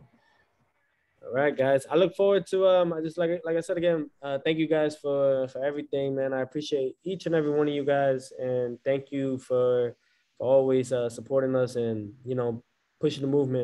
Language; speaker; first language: English; early bilingual, other home language; Spanish